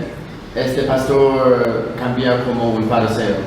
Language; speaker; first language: Spanish; non-native, learner; Korean